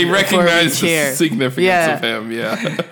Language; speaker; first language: English; native; English